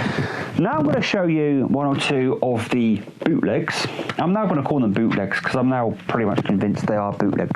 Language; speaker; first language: English; native; English